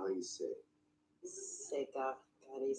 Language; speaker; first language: French; non-native, learner; English